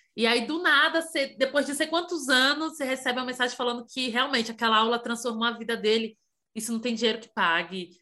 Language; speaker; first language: Portuguese; native; Portuguese